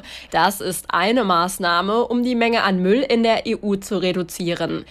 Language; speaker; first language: German; native; German